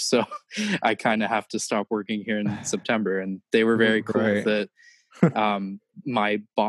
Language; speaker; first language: English; native; English